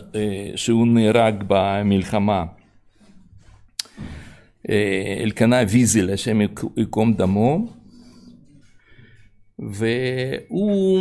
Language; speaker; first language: Hebrew; non-native, fluent; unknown